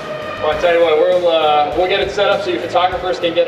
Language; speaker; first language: English; native; English